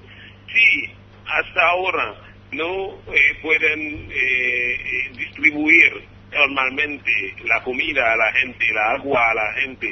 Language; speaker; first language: Spanish; non-native, fluent; Haitian Creole